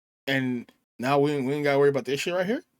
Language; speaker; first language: English; native; English